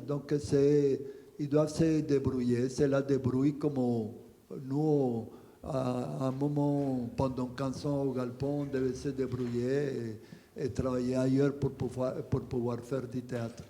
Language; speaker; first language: French; non-native, fluent; Spanish